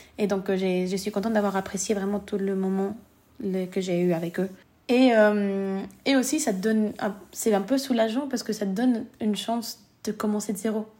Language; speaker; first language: French; early bilingual, other home language; Spanish